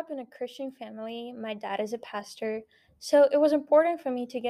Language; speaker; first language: English; non-native, fluent; Ukrainian